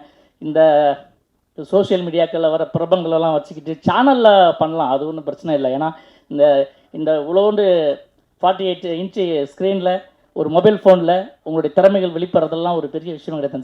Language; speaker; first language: Tamil; native; Tamil